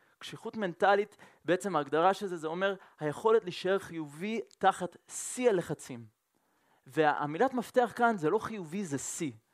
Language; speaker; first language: Hebrew; non-native, fluent; French